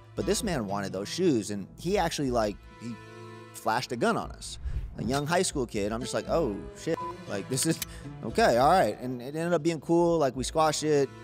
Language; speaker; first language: English; native; English